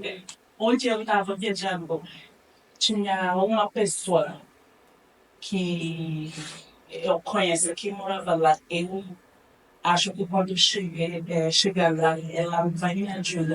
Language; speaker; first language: Portuguese; non-native, learner; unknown